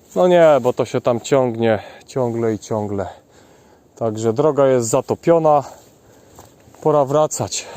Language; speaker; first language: Polish; native; Polish